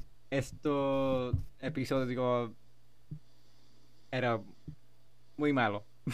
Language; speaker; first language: Spanish; non-native, learner; English